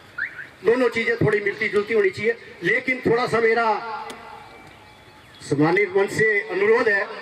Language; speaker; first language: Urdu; non-native, local second language; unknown